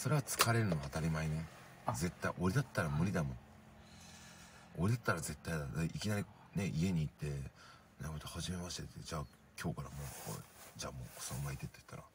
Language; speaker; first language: Japanese; native; Japanese